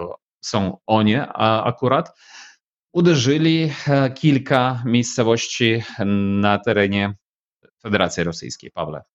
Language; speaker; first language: Polish; non-native, fluent; Ukrainian